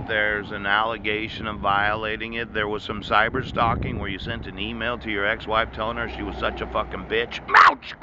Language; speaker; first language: English; native; English